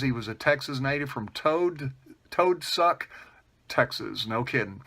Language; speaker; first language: English; native; English